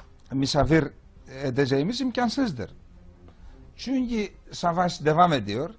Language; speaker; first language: Turkish; non-native, fluent; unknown